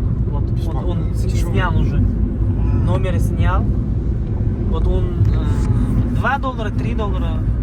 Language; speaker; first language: Russian; non-native, learner; Uzbek